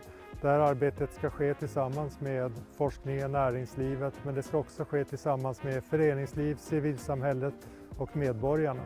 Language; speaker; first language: Swedish; native; Swedish